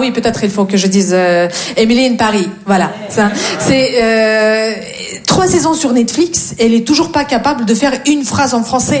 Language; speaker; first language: French; non-native, fluent; Russian